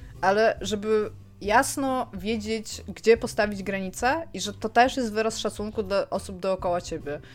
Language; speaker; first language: Polish; native; Polish